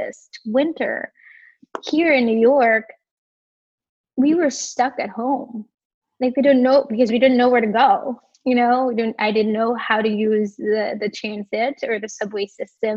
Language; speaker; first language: English; non-native, local second language; Filipino